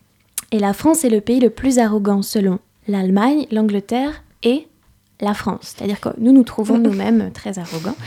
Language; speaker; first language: French; native; French